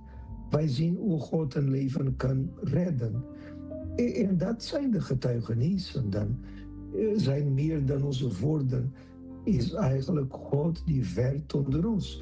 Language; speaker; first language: Dutch; non-native, learner; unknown